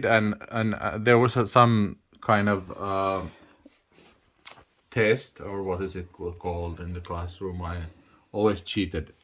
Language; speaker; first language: English; non-native, fluent; Finnish